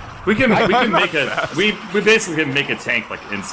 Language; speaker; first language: English; native; English